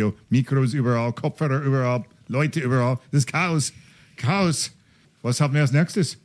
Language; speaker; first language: German; non-native, fluent; English